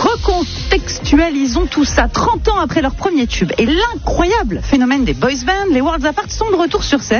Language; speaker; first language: French; native; French